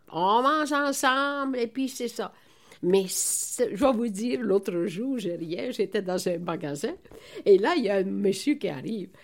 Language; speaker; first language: French; non-native, fluent; Italian